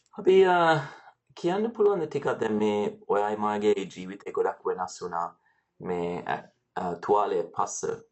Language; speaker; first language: Sinhala; early bilingual, heritage; Sinhala